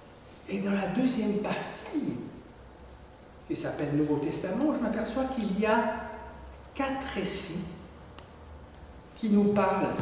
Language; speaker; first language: French; native; French